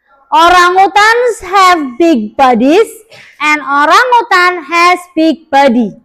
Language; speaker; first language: English; non-native, learner; Indonesian